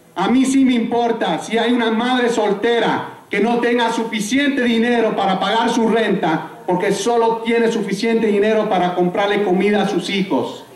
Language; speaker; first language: Spanish; early bilingual, heritage; Spanish